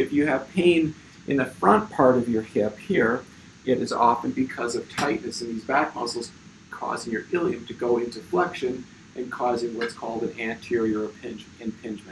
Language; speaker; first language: English; native; English